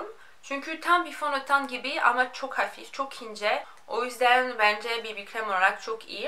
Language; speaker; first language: Turkish; non-native, fluent; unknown